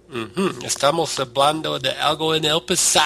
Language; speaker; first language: Spanish; non-native, learner; English